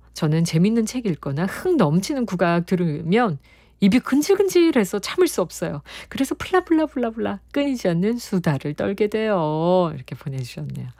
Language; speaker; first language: Korean; native; Korean